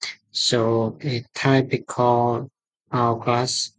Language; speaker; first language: English; non-native, fluent; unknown